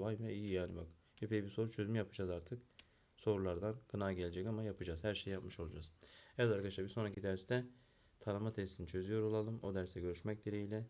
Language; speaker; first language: Turkish; native; Turkish